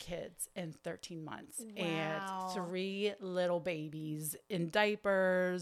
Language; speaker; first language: English; native; English